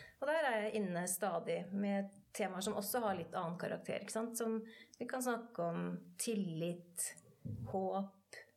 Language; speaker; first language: Norwegian; native; Norwegian